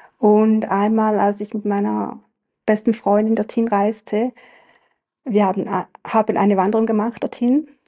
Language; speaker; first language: German; native; German